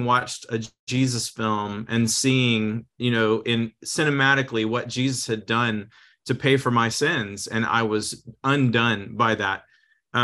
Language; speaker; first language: English; native; English